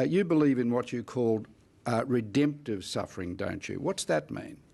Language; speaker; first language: English; native; English